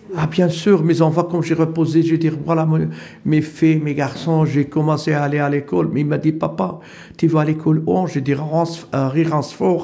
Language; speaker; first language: French; non-native, learner; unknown